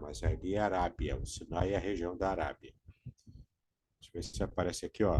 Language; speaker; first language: Portuguese; native; Portuguese